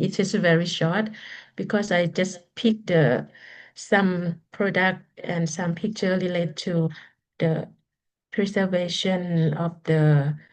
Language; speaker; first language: English; non-native, learner; Lao